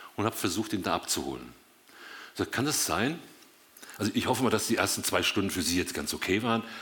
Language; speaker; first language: German; native; German